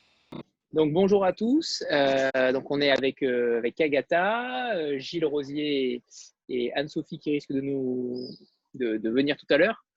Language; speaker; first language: French; native; French